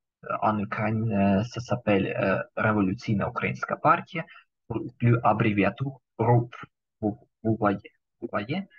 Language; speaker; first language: French; non-native, learner; Ukrainian